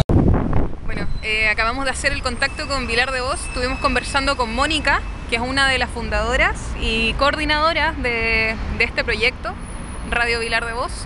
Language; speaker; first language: Spanish; native; Spanish